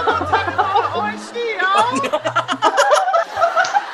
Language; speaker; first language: Japanese; non-native, learner; English